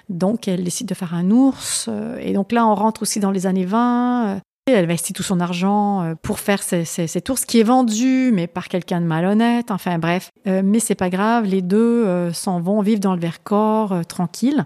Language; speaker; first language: French; native; French